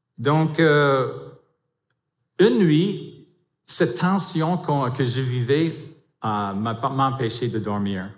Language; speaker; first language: French; non-native, fluent; English